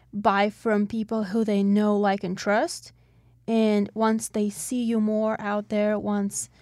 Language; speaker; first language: English; non-native, fluent; Russian